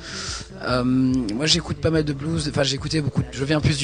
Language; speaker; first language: French; early bilingual, other home language; English